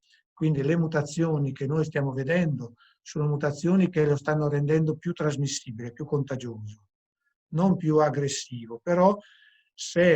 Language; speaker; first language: Italian; native; Italian